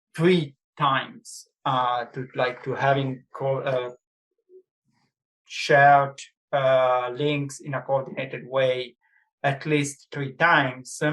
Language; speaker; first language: English; non-native, fluent; Italian